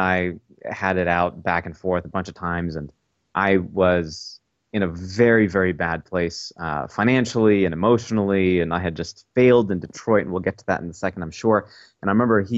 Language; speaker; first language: English; native; English